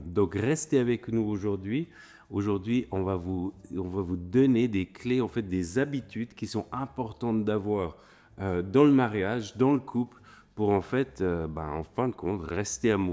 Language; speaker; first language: French; native; French